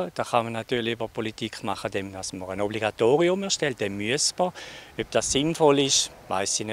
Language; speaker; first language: German; native; German